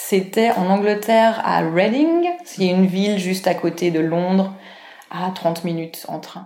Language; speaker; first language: French; native; French